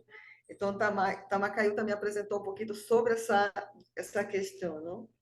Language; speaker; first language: Portuguese; non-native, fluent; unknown